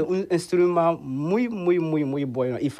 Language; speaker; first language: Spanish; non-native, learner; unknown